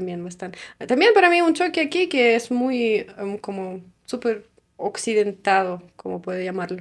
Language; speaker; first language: Spanish; non-native, fluent; Russian